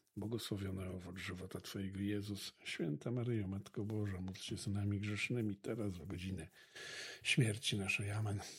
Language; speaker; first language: Polish; native; Polish